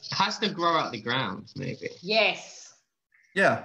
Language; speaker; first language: English; non-native, fluent; Portuguese